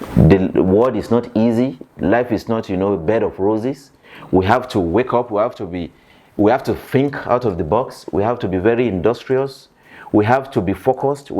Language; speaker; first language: English; non-native, local second language; Yoruba